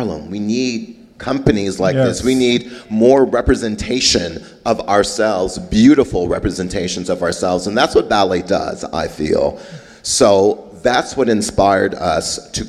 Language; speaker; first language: English; native; English